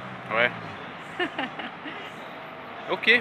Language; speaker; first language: French; non-native, learner; Portuguese